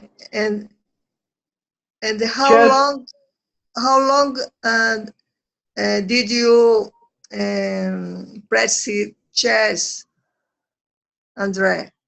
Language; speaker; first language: English; non-native, learner; Portuguese